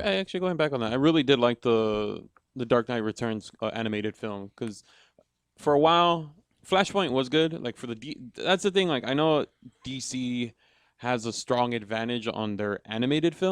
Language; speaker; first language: English; native; English